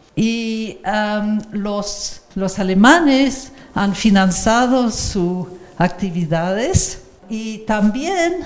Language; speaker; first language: Spanish; non-native, fluent; English